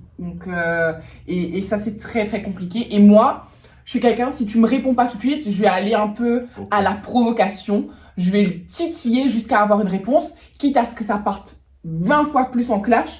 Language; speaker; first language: French; native; French